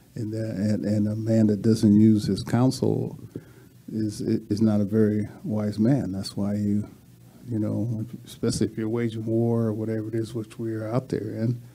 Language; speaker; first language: English; native; English